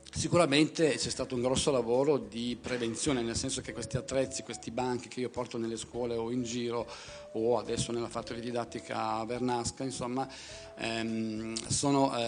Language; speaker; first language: Italian; native; Italian